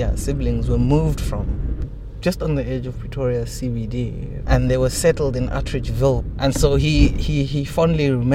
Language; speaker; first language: English; non-native, local second language; Tswana